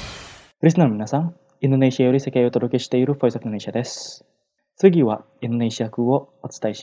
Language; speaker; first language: Japanese; non-native, fluent; Indonesian